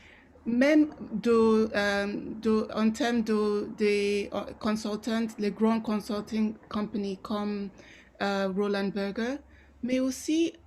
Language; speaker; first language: French; non-native, local second language; Yoruba